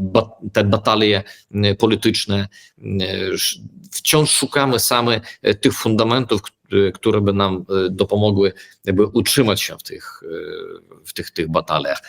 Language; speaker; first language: Polish; early bilingual, heritage; Polish